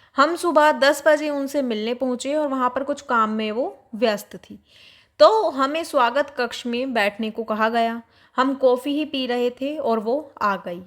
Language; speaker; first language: Hindi; native; Hindi